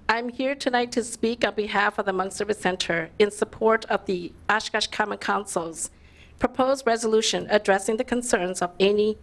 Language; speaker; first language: English; early bilingual, other home language; Lao